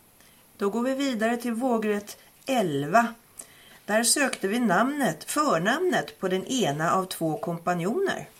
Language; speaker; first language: Swedish; native; Swedish